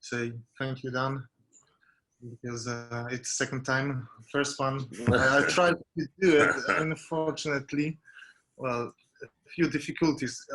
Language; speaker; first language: English; non-native, fluent; Polish